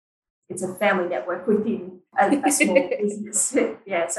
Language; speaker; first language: English; native; English